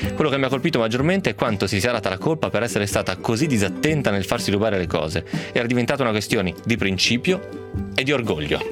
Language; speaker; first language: Italian; native; Italian